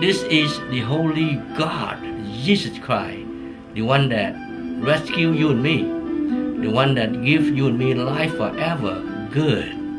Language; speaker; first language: English; non-native, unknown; Vietnamese